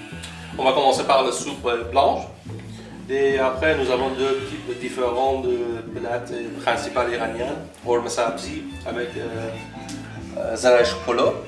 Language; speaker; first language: French; non-native, learner; Persian